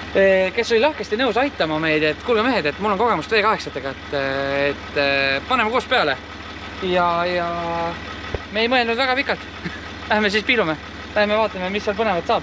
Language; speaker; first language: Estonian; native; Estonian